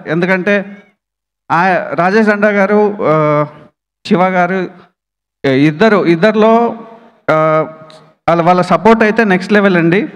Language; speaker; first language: Telugu; native; Telugu